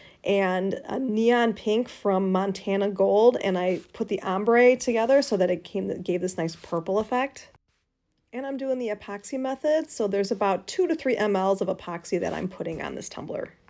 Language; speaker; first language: English; native; English